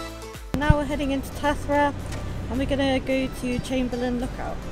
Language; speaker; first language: English; native; English